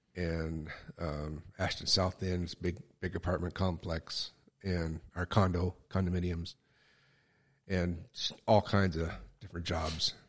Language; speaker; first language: English; native; English